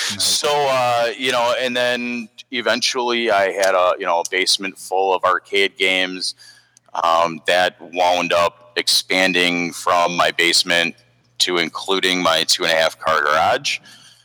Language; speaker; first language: English; native; English